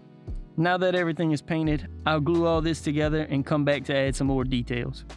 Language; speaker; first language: English; native; English